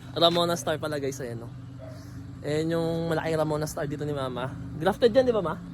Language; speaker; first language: Filipino; native; Filipino